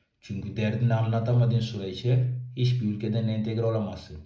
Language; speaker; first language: Turkish; non-native, fluent; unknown